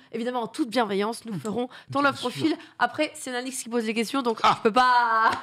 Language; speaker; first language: French; native; French